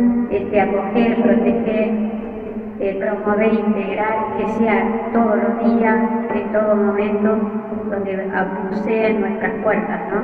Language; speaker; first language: Spanish; native; Spanish